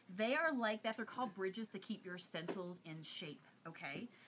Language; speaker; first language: English; native; English